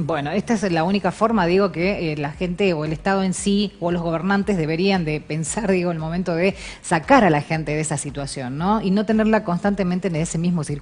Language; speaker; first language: Spanish; native; Spanish